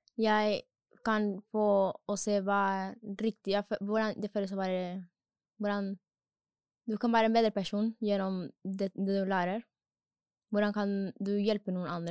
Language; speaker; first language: Norwegian; non-native, learner; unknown